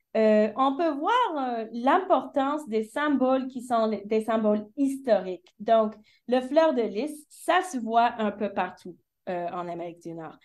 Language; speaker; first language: French; early bilingual, heritage; French